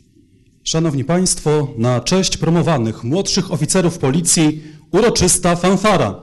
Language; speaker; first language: Polish; native; Polish